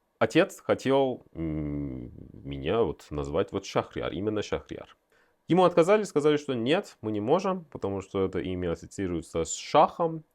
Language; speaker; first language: Russian; non-native, fluent; Persian